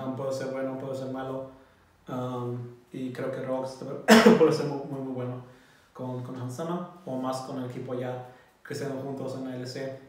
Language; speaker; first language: Spanish; non-native, learner; German